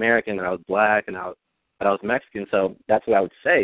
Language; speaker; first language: English; early bilingual, other home language; Spanish